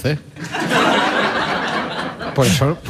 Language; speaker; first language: Spanish; native; Spanish